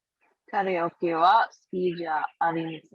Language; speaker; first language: Japanese; non-native, learner; English